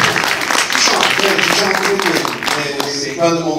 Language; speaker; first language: French; non-native, fluent; Italian